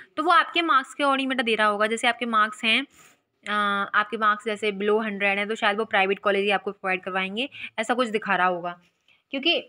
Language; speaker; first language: Hindi; native; Hindi